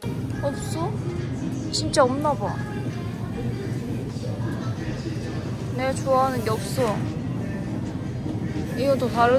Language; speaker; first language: Korean; non-native, fluent; Japanese